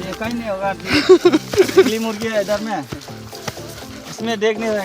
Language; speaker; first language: Hindi; non-native, local second language; Bodo